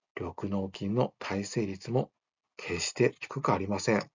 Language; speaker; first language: Japanese; native; Japanese